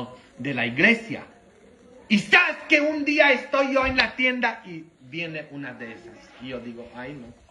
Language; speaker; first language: Spanish; non-native, fluent; Polish